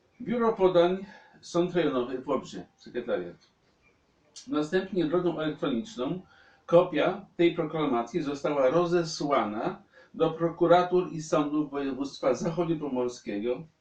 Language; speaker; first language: Polish; native; Polish